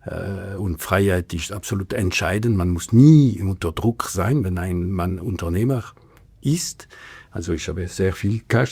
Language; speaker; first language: German; non-native, local second language; French